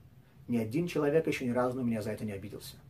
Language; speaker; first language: Russian; native; Russian